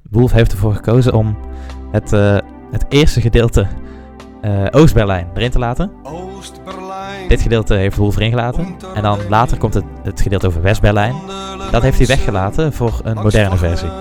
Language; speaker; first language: Dutch; native; Dutch